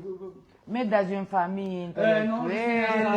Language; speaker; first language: French; non-native, fluent; Romanian